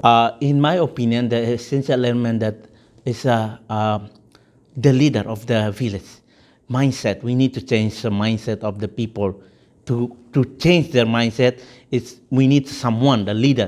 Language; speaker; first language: English; non-native, fluent; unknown